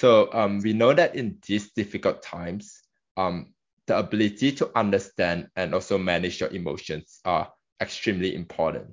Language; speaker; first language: English; non-native, local second language; Chinese